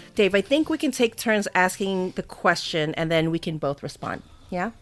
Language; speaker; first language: English; non-native, local second language; Filipino